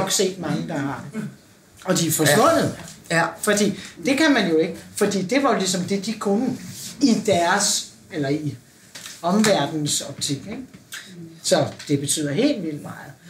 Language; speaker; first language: Danish; native; Danish